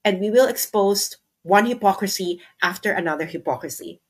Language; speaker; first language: English; non-native, local second language; Filipino